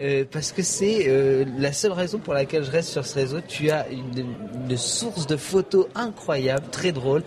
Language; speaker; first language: French; native; French